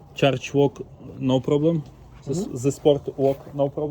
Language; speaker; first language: English; non-native, learner; Ukrainian